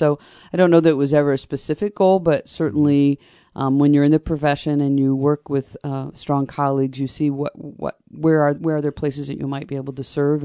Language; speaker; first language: English; native; English